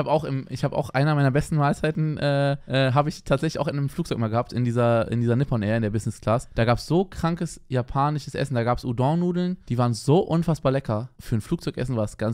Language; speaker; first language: German; native; German